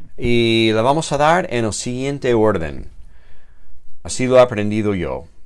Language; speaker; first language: Spanish; non-native, fluent; English